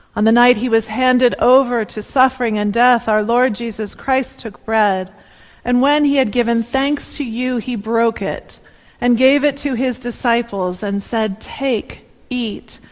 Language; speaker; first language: English; native; English